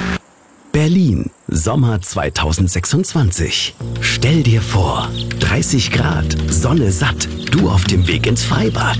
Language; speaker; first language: German; native; German